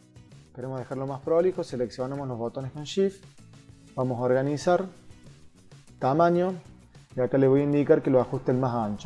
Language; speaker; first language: Spanish; native; Spanish